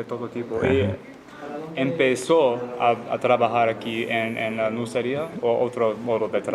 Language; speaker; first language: Spanish; non-native, learner; English